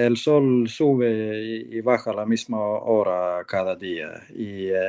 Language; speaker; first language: Spanish; non-native, fluent; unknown